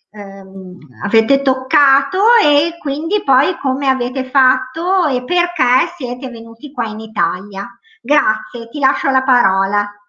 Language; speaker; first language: Italian; native; Italian